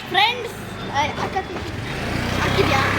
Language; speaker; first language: Kannada; native; Kannada